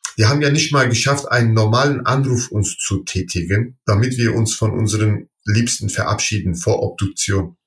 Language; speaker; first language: German; early bilingual, other home language; Turkish